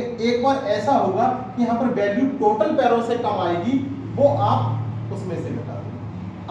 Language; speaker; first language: Hindi; native; Hindi